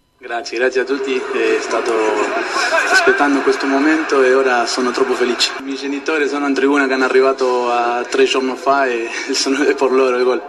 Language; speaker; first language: Italian; non-native, learner; Spanish